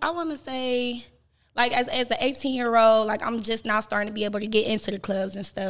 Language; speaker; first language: English; native; English